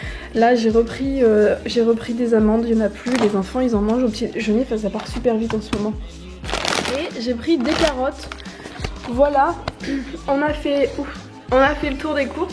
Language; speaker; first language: French; native; French